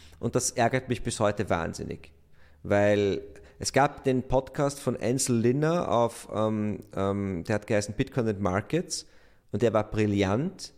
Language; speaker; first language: German; native; German